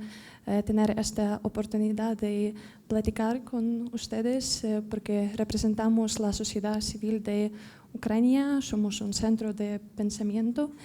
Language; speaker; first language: Spanish; non-native, fluent; Ukrainian